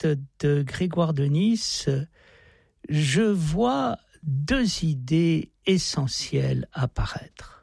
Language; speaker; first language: French; native; French